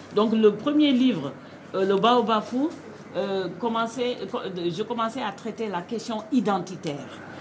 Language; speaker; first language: French; non-native, local second language; Wolof